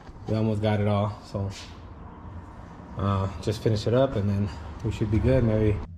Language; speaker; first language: English; early bilingual, other home language; Spanish